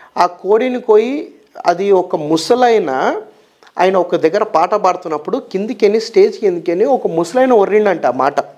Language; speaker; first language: Telugu; native; Telugu